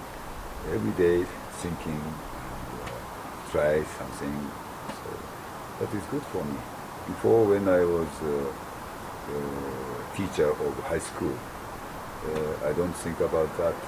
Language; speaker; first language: English; non-native, learner; Japanese